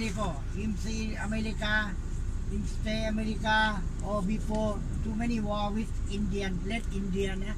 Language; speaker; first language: English; non-native, learner; Thai